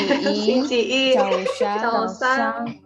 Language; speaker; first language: Chinese; non-native, learner; Indonesian